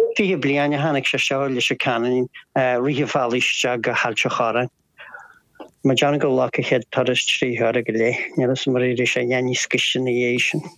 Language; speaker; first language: Irish; native; Irish